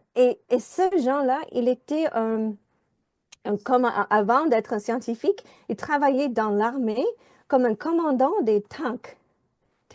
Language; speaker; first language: French; non-native, fluent; English